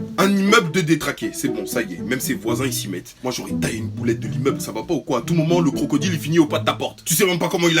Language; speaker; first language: French; native; French